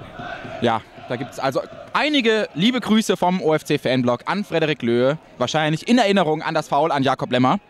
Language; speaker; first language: German; native; German